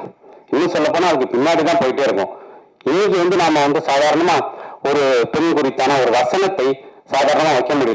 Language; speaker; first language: Tamil; native; Tamil